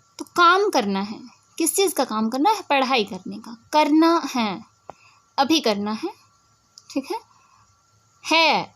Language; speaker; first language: Hindi; native; Hindi